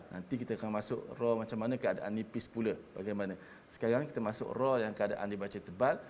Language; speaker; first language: Malay; native; Malay